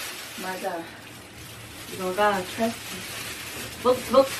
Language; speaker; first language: Korean; non-native, learner; Vietnamese